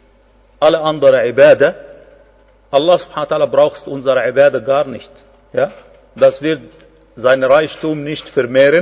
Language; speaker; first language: German; non-native, fluent; Arabic